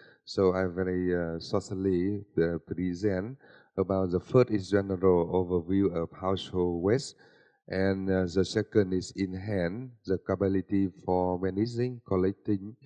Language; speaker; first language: English; non-native, learner; Vietnamese